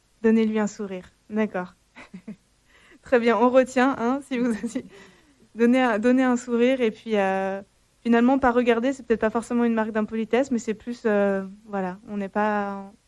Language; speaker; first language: French; native; French